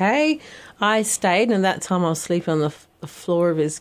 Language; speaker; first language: English; native; English